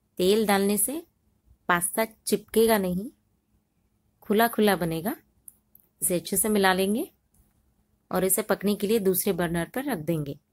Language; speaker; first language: Hindi; non-native, local second language; Marathi